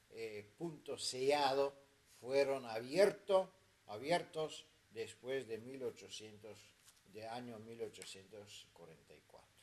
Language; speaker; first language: Spanish; non-native, fluent; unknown